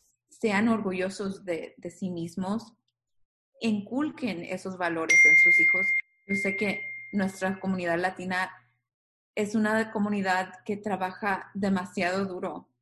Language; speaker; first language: Spanish; native; Spanish